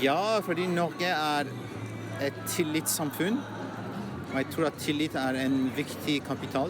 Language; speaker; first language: Norwegian; non-native, fluent; French